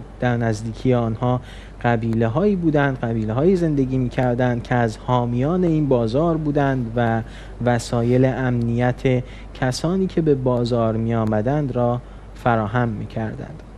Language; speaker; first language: Persian; native; Persian